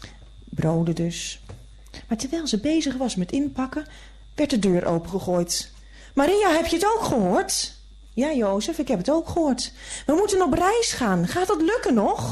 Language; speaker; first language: Dutch; native; Dutch